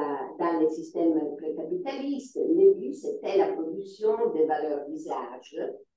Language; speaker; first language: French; non-native, fluent; Italian